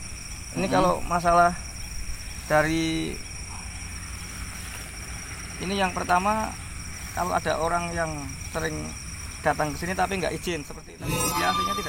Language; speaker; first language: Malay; non-native, local second language; Javanese